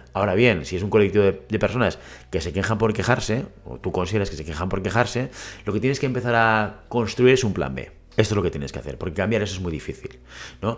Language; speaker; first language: Spanish; native; Spanish